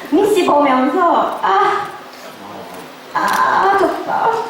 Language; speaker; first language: Korean; non-native, learner; Japanese